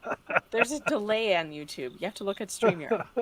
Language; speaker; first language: English; native; English